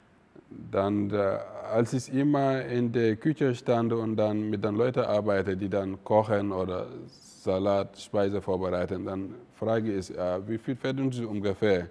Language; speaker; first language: German; non-native, fluent; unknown